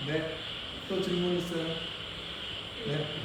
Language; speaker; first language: Korean; non-native, learner; Khmer